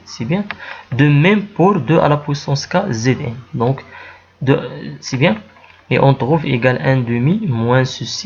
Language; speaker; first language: French; non-native, local second language; Arabic